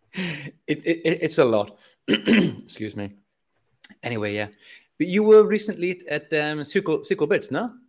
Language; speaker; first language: English; native; English